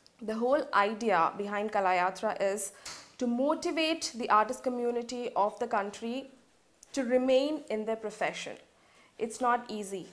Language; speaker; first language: English; non-native, local second language; Malayalam